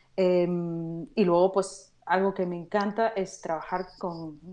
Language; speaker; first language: Spanish; native; Spanish